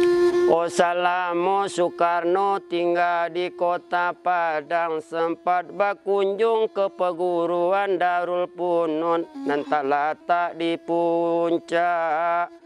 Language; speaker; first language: Indonesian; non-native, local second language; Minangkabau